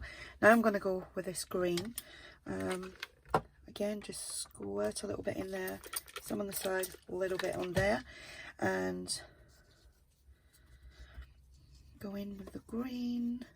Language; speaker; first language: English; native; English